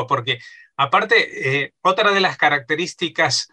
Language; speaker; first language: Spanish; native; Spanish